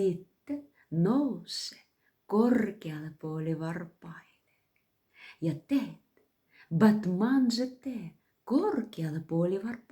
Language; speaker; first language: Finnish; non-native, fluent; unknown